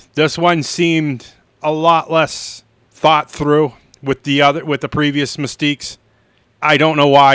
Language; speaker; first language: English; native; English